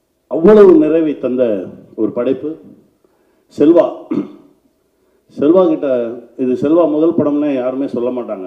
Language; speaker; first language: Tamil; native; Tamil